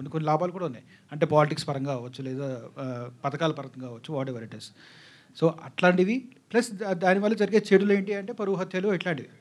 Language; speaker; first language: Telugu; native; Telugu